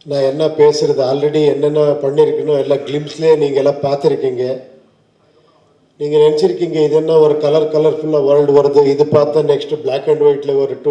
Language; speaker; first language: Tamil; non-native, learner; Kannada